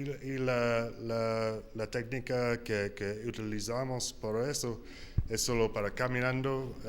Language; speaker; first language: Spanish; non-native, learner; English